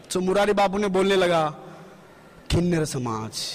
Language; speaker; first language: Hindi; non-native, fluent; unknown